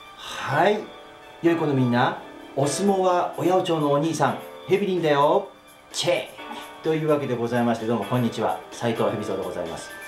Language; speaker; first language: Japanese; native; Japanese